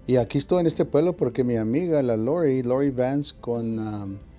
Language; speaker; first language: Spanish; early bilingual, heritage; Spanish